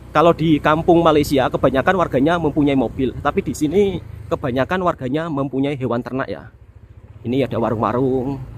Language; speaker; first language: Indonesian; native; Indonesian